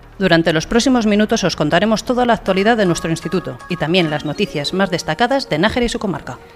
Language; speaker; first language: Spanish; native; Spanish